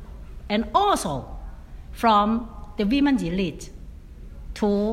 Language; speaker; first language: English; non-native, local second language; Cantonese